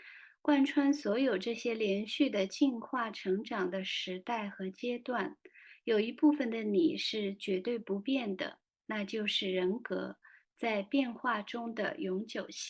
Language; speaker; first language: Chinese; native; Chinese